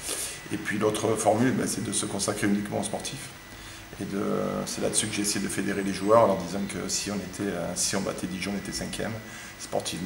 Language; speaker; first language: French; native; French